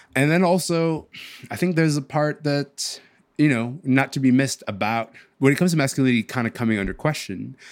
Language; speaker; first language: English; early bilingual, other home language; Arabic